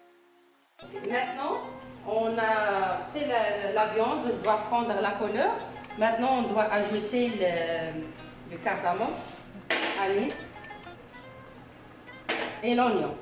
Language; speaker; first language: French; non-native, learner; Arabic